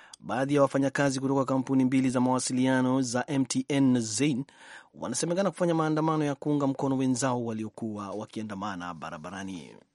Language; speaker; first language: Swahili; non-native, local second language; Kikuyu